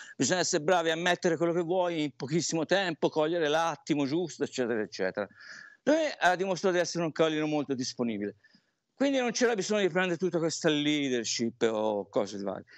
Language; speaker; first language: Italian; native; Italian